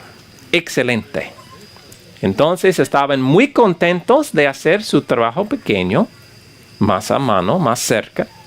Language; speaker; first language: Spanish; non-native, fluent; English